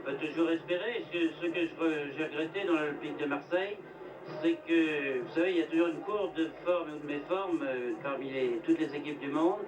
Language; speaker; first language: French; native; French